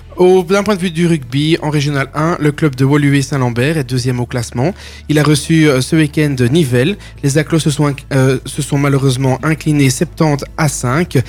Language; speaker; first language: French; native; French